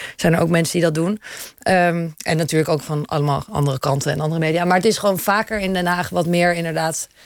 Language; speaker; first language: Dutch; native; Dutch